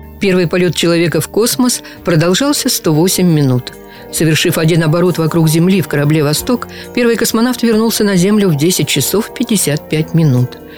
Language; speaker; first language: Russian; native; Russian